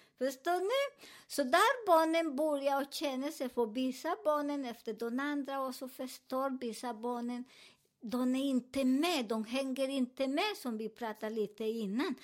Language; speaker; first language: Swedish; non-native, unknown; Spanish